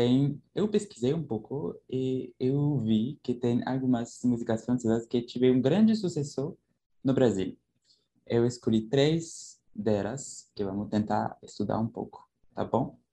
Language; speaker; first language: Portuguese; non-native, learner; French